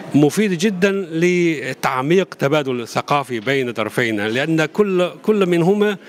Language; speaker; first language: Arabic; non-native, fluent; Chinese